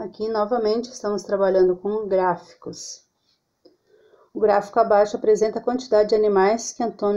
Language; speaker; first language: Portuguese; native; Portuguese